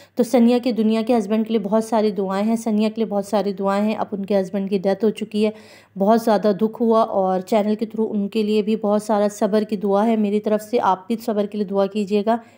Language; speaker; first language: Urdu; non-native, local second language; Punjabi